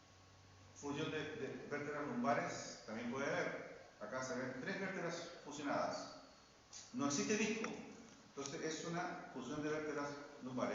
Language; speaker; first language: Spanish; native; Spanish